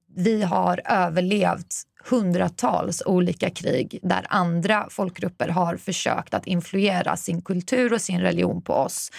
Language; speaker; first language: Swedish; early bilingual, other home language; Persian